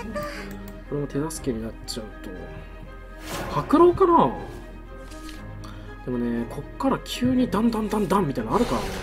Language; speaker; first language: Japanese; native; Japanese